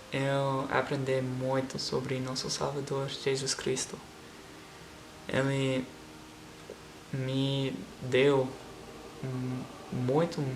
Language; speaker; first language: Portuguese; non-native, learner; English